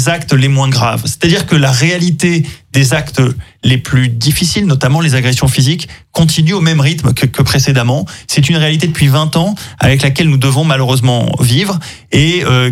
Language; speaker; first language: French; native; French